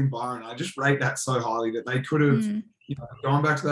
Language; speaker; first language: English; native; English